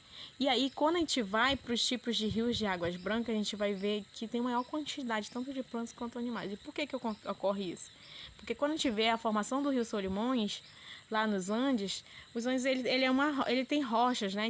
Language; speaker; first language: Portuguese; native; Portuguese